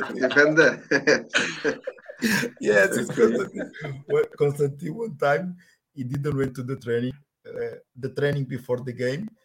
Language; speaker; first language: English; non-native, learner; Portuguese